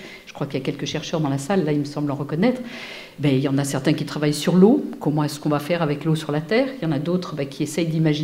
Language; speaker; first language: French; native; French